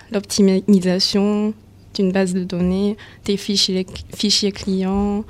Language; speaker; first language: French; non-native, fluent; Chinese